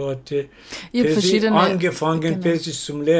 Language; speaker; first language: German; non-native, learner; Persian